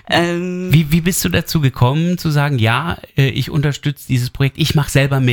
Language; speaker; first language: German; native; German